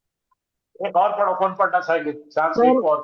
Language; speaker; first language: Hindi; native; Hindi